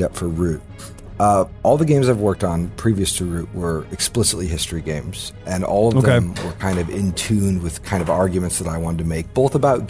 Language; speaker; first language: English; native; English